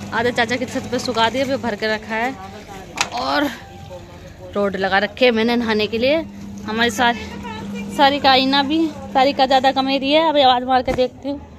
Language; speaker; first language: Hindi; native; Hindi